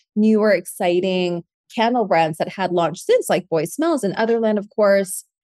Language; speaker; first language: English; native; English